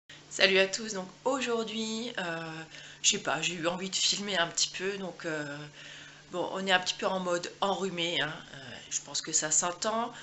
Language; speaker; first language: French; native; French